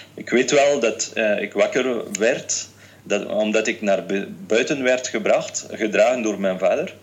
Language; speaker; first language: Dutch; non-native, fluent; French